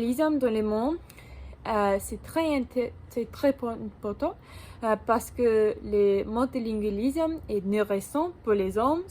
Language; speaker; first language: French; non-native, learner; English